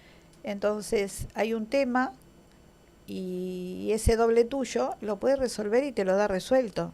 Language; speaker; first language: Spanish; native; Spanish